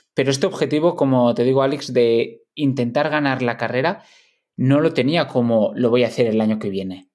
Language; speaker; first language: Spanish; non-native, local second language; Catalan